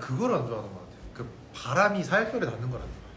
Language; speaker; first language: Korean; native; Korean